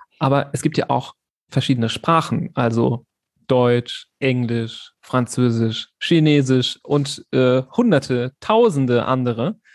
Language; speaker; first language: German; native; German